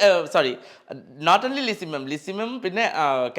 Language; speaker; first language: Malayalam; non-native, fluent; Assamese